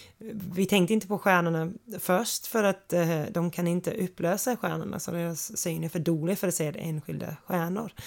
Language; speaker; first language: Swedish; non-native, fluent; English